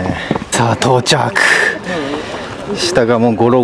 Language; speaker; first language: Japanese; native; Japanese